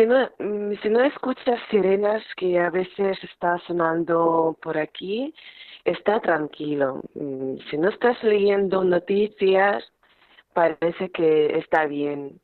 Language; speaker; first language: Spanish; non-native, learner; Ukrainian